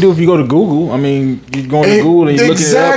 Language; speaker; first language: English; native; English